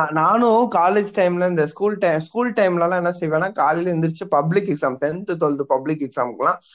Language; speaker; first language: Tamil; native; Tamil